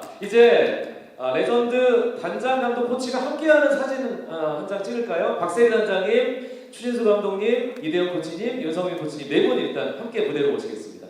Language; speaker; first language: Korean; native; Korean